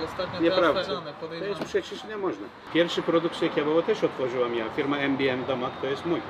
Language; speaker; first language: Polish; non-native, learner; Turkish